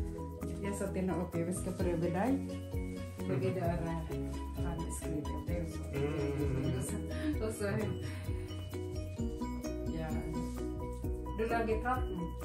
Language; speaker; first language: Swedish; non-native, learner; Filipino